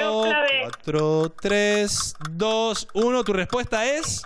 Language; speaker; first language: Spanish; native; Spanish